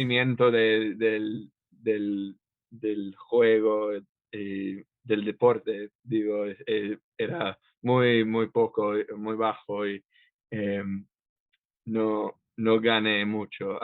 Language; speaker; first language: Spanish; non-native, fluent; English